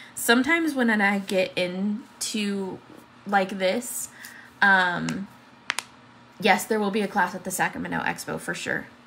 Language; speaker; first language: English; native; English